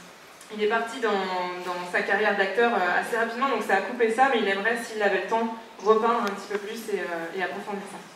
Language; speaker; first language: French; native; French